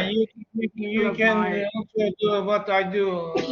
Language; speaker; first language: English; non-native, learner; Turkish